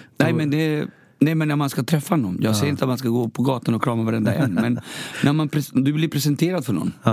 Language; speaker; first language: Swedish; early bilingual, other home language; Spanish